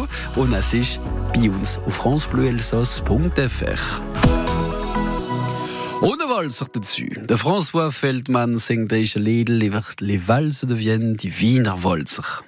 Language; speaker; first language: German; native; German